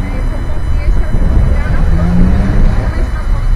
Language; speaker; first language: Portuguese; native; Portuguese